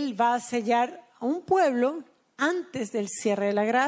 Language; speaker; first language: Spanish; native; Spanish